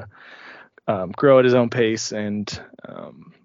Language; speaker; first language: English; native; English